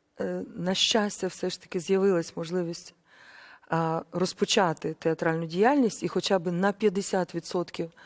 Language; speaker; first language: Ukrainian; native; Ukrainian